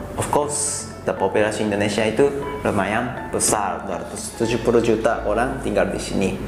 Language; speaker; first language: Indonesian; non-native, fluent; Japanese